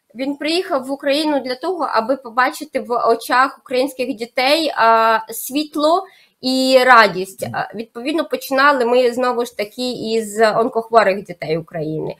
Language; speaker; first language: Ukrainian; native; Ukrainian